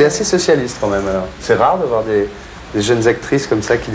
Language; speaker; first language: French; native; French